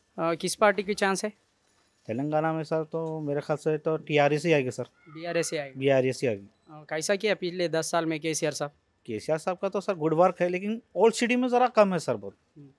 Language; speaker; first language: Hindi; non-native, local second language; Urdu